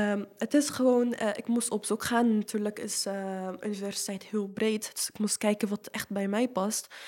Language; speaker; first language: Dutch; non-native, fluent; Arabic